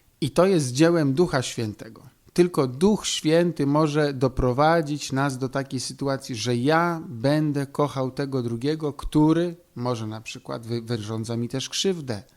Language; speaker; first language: Polish; native; Polish